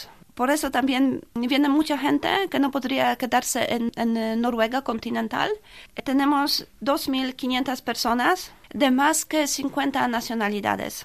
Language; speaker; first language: Spanish; non-native, fluent; Polish